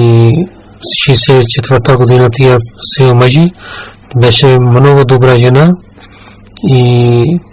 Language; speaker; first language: Bulgarian; non-native, learner; Urdu